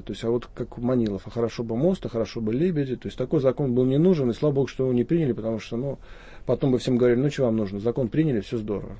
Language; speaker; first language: Russian; native; Russian